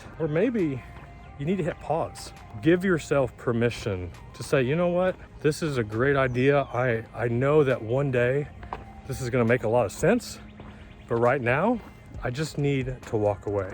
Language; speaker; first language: English; native; English